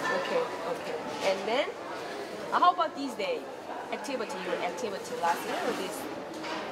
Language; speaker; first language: English; non-native, learner; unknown